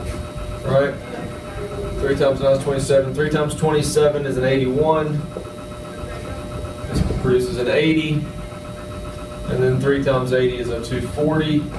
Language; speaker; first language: English; native; English